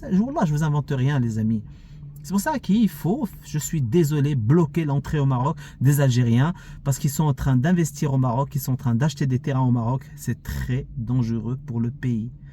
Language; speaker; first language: French; early bilingual, other home language; Arabic